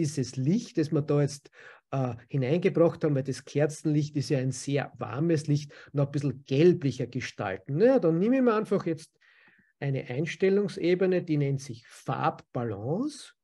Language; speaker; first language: German; native; German